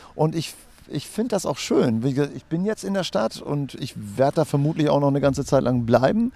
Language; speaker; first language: German; native; German